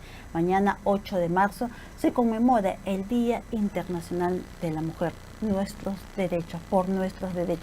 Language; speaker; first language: Spanish; native; Spanish